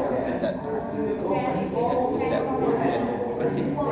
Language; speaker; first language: English; non-native, learner; Indonesian